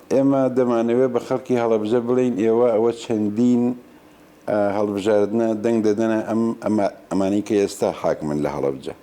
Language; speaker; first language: Central Kurdish; non-native, local second language; Gurani